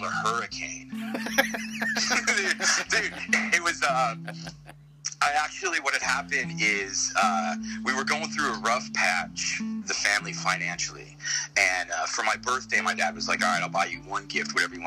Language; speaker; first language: English; native; English